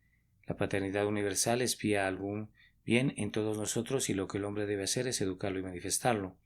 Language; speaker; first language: Spanish; native; Spanish